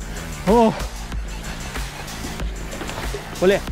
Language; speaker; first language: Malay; non-native, local second language; Chinese